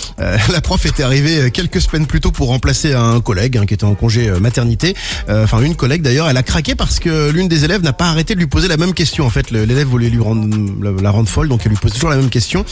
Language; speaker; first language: French; native; French